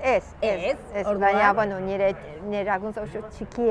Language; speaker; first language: Basque; non-native, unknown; Japanese